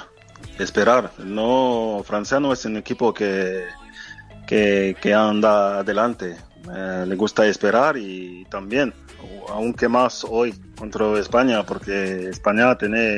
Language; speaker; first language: Spanish; non-native, fluent; French